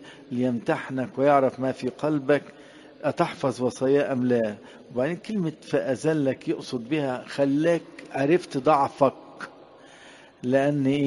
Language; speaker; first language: Arabic; native; Arabic